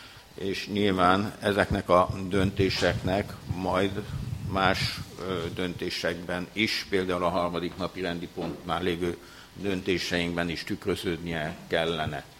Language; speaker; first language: Hungarian; native; Hungarian